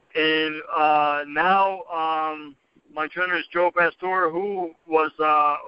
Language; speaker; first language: English; native; English